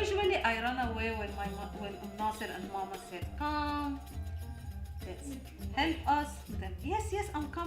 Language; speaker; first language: English; non-native, learner; Arabic